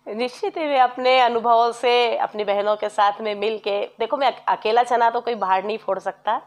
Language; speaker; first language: Hindi; native; Hindi